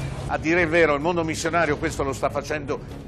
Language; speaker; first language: Italian; native; Italian